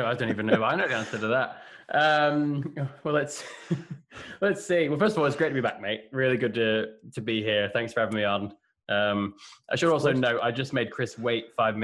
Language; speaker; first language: English; native; English